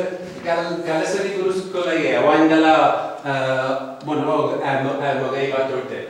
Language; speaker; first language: Basque; non-native, fluent; Welsh